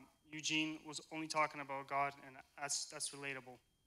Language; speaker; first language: English; early bilingual, other home language; Russian